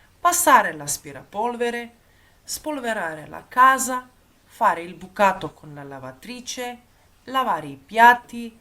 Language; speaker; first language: Italian; non-native, fluent; Macedonian